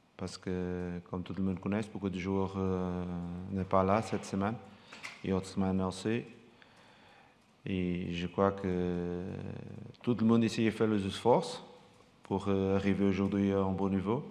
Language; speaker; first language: French; non-native, fluent; Portuguese